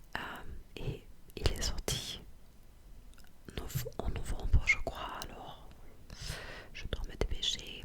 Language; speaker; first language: French; non-native, fluent; English